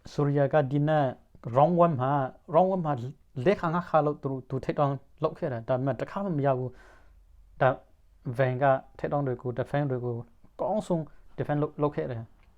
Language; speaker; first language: Burmese; non-native, local second language; Hakha Chin